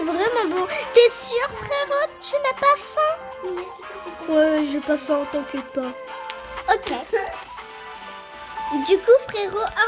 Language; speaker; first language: French; native; French